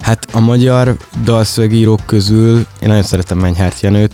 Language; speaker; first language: Hungarian; native; Hungarian